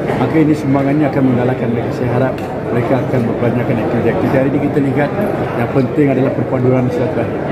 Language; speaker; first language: Malay; non-native, local second language; Tamil